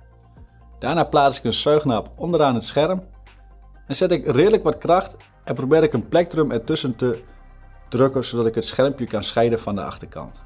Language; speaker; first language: Dutch; native; Dutch